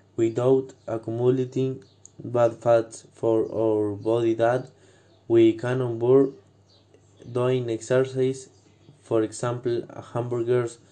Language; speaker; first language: English; non-native, learner; Spanish